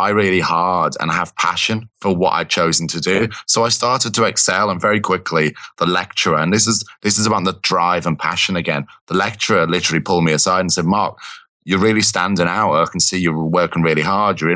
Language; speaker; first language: English; native; English